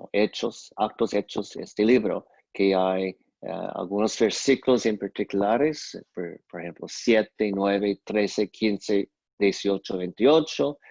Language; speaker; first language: Spanish; non-native, fluent; English